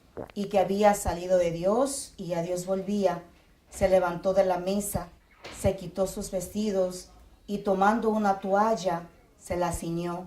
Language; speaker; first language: Spanish; native; Spanish